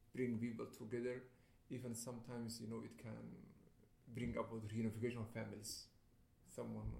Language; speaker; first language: English; non-native, fluent; Somali